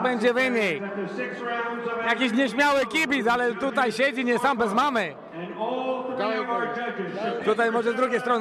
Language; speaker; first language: Polish; native; Polish